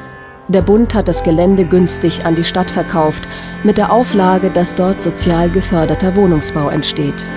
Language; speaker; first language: German; native; German